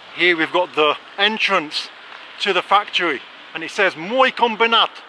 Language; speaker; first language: English; native; English